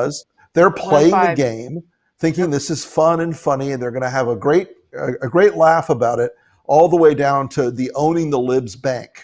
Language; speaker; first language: English; native; English